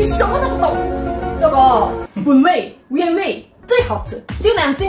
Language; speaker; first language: Chinese; non-native, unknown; Korean